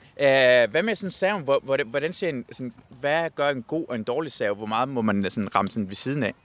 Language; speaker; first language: Danish; non-native, fluent; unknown